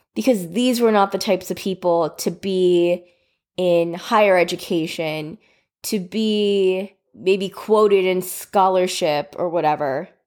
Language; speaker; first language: English; native; English